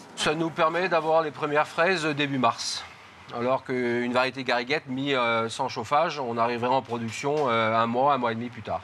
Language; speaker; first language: French; native; French